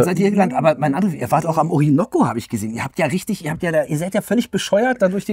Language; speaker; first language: German; native; German